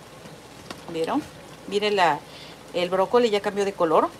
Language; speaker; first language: Spanish; native; Spanish